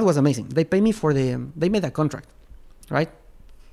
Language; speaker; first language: English; non-native, fluent; Spanish